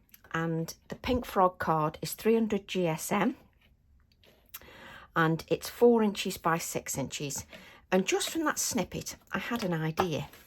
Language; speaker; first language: English; native; English